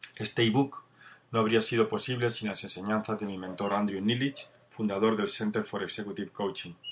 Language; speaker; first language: Spanish; native; Spanish